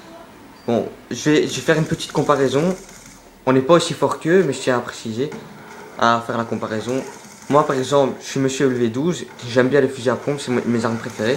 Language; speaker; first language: French; native; French